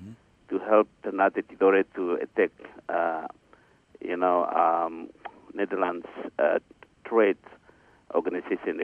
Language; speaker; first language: English; non-native, learner; Indonesian